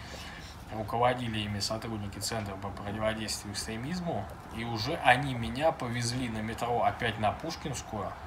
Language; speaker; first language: Russian; native; Russian